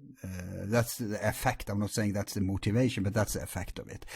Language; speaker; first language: English; non-native, fluent; Norwegian